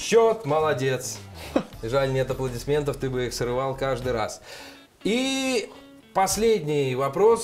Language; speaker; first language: Russian; native; Russian